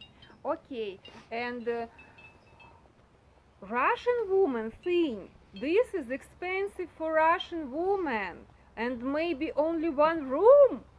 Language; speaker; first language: English; non-native, learner; Russian